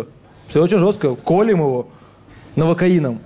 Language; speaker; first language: Russian; native; Russian